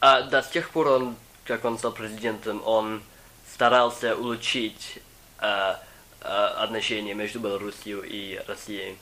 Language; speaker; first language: Russian; non-native, fluent; English